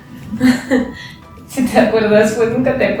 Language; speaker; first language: Spanish; non-native, fluent; French